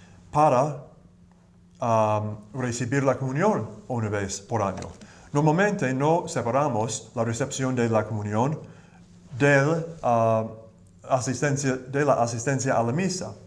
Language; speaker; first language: Spanish; non-native, learner; English